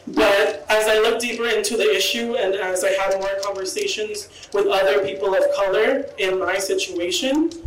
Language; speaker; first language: English; early bilingual, other home language; Spanish